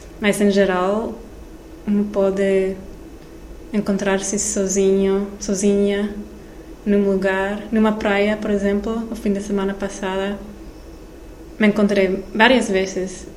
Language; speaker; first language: Portuguese; non-native, learner; English